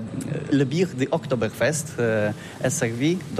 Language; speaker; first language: French; non-native, learner; Polish